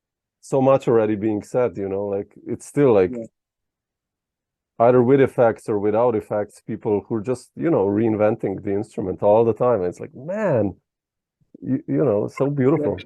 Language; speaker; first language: English; non-native, fluent; Slovenian